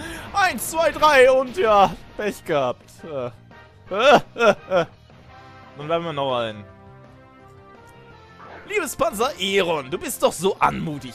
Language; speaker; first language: German; native; German